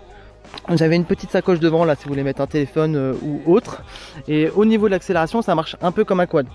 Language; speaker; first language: French; native; French